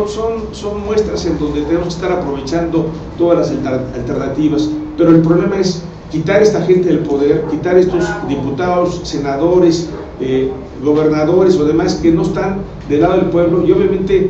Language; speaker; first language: Spanish; native; Spanish